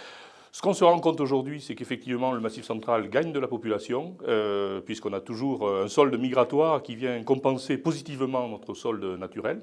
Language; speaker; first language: French; native; French